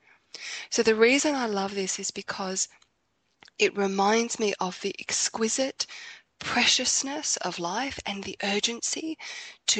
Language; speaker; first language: English; native; English